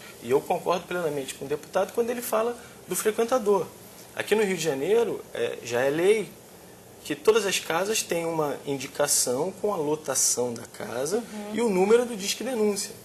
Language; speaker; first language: Portuguese; native; Portuguese